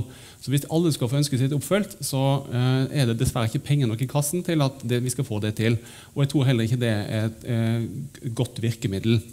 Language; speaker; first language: Norwegian; native; Norwegian